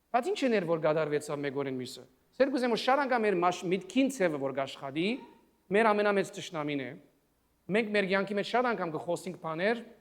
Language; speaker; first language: Armenian; early bilingual, heritage; Armenian